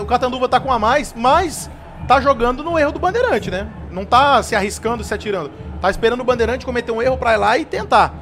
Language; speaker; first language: Portuguese; native; Portuguese